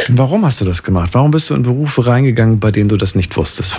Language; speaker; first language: German; native; German